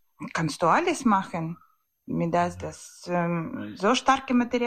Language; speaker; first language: German; non-native, learner; Ukrainian